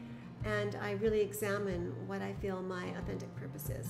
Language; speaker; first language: English; native; English